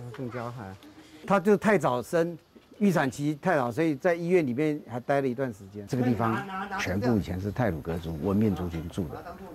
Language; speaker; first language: Chinese; native; Chinese